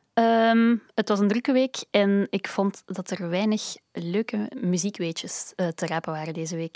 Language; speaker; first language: Dutch; native; Dutch